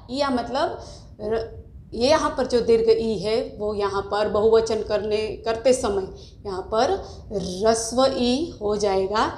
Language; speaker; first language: Hindi; non-native, local second language; Gujarati